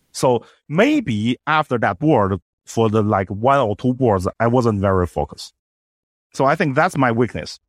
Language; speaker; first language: English; non-native, fluent; Chinese